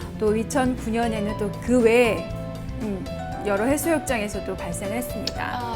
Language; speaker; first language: Korean; native; Korean